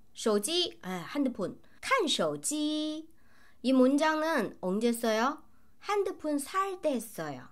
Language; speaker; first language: Korean; non-native, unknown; Chinese